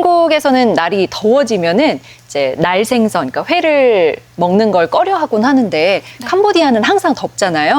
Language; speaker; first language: Korean; native; Korean